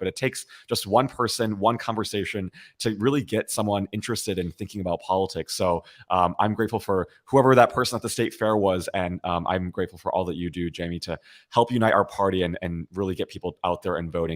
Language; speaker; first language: English; native; English